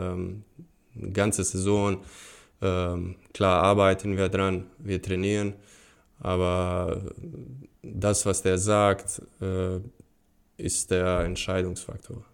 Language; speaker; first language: German; non-native, fluent; Bosnian